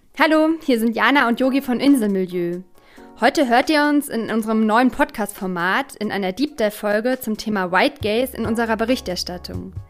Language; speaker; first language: German; native; German